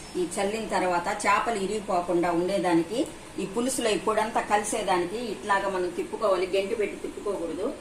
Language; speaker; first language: Telugu; native; Telugu